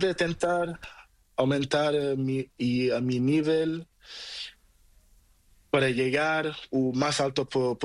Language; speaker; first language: Spanish; non-native, learner; Portuguese